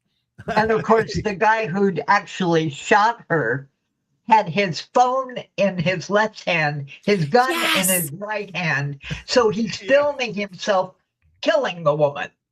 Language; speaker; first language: English; native; English